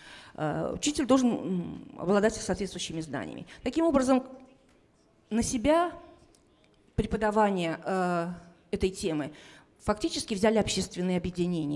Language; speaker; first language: Russian; native; Russian